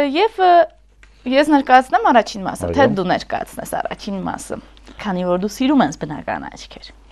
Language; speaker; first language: Armenian; native; Armenian